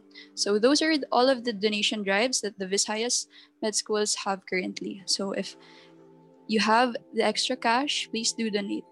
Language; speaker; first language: English; non-native, local second language; Filipino